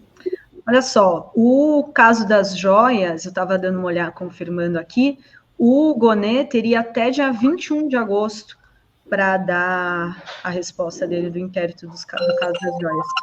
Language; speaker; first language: Portuguese; native; Portuguese